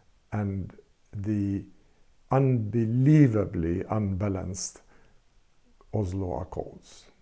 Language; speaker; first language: English; non-native, fluent; Arabic